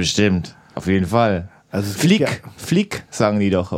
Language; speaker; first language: German; native; German